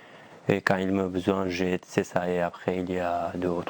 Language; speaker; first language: French; non-native, learner; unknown